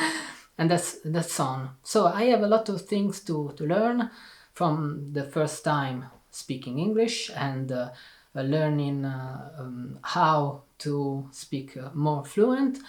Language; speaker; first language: English; non-native, learner; Italian